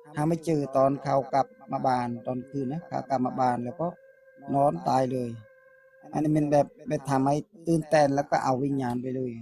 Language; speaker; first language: Thai; non-native, fluent; Khmer